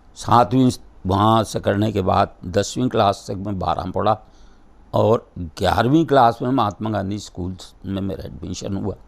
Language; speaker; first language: Hindi; native; Hindi